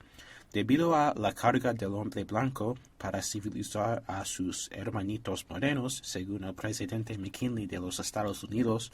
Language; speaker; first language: Spanish; non-native, learner; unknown